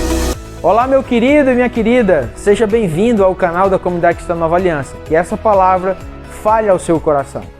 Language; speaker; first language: Portuguese; native; Portuguese